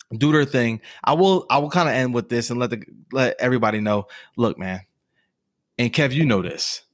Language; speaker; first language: English; native; English